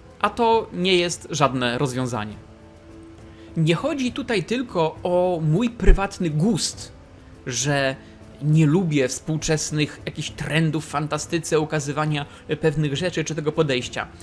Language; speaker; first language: Polish; native; Polish